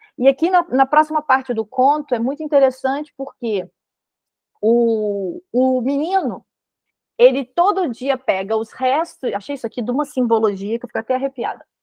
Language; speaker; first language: Portuguese; native; Portuguese